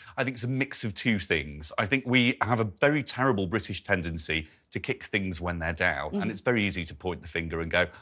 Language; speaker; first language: English; native; English